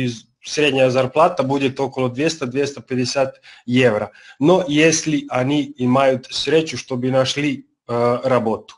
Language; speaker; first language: Russian; non-native, learner; Serbian